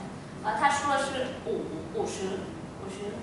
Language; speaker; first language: Chinese; non-native, fluent; Vietnamese